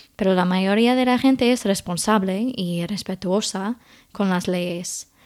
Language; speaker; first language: Spanish; non-native, fluent; English